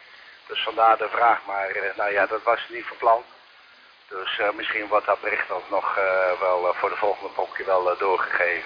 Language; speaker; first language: Dutch; native; Dutch